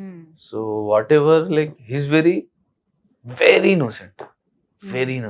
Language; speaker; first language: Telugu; non-native, local second language; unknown